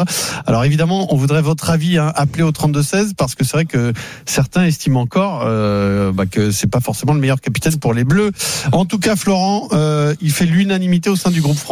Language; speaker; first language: French; native; French